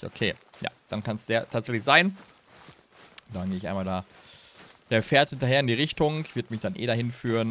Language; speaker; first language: German; native; German